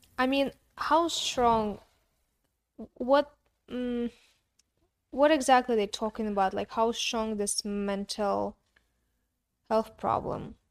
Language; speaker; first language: English; non-native, fluent; Russian